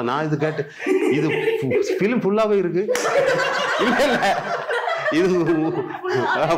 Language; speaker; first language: Tamil; non-native, learner; Malayalam